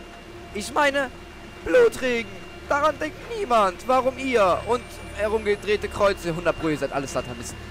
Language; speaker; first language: German; native; German